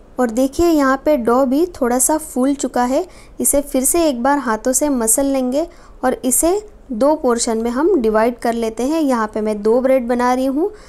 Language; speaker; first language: Hindi; non-native, local second language; Marathi